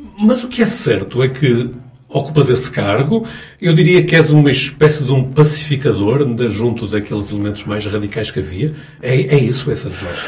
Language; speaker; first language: Portuguese; native; Portuguese